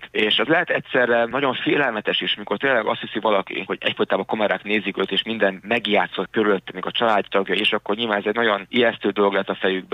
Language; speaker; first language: Hungarian; native; Hungarian